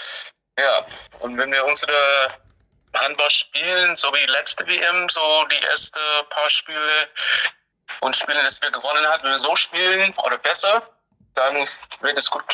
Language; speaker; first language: German; non-native, fluent; English